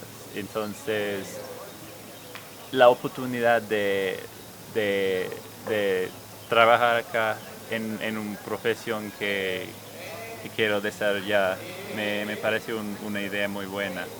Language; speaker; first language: Spanish; non-native, fluent; English